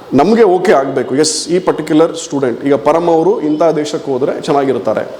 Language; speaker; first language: Kannada; non-native, local second language; Tulu